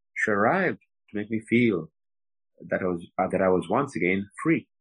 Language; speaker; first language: English; non-native, fluent; French